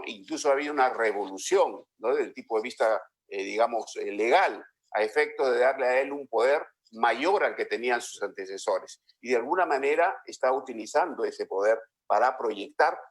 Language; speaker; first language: Spanish; native; Spanish